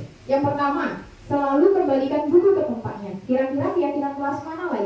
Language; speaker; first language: Indonesian; native; Indonesian